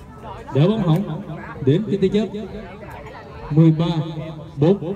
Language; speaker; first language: Vietnamese; native; Vietnamese